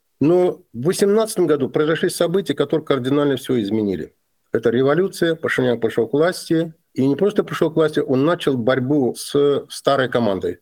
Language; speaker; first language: Russian; non-native, local second language; Azerbaijani